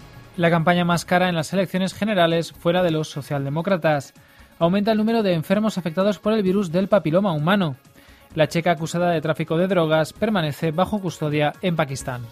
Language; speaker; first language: Spanish; native; Spanish